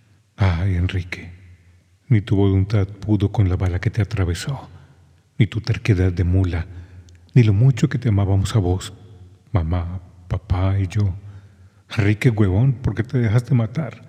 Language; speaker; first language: Spanish; native; Spanish